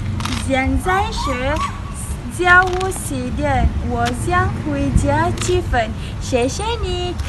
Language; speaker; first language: Chinese; non-native, learner; Malay